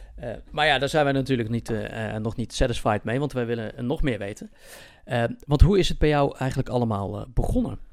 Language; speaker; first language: Dutch; native; Dutch